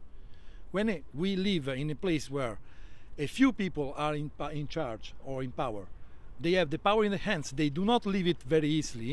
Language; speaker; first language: English; non-native, fluent; Italian